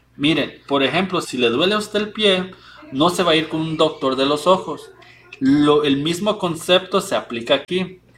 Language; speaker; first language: Spanish; early bilingual, heritage; Spanish